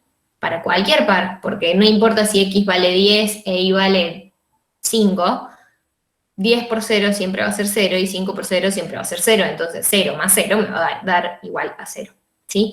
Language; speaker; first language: Spanish; native; Spanish